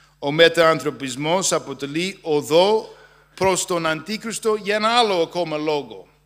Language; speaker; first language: Greek; non-native, fluent; English